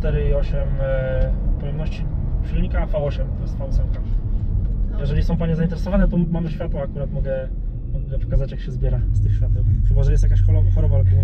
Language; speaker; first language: Polish; native; Polish